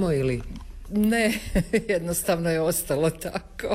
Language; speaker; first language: Croatian; native; Croatian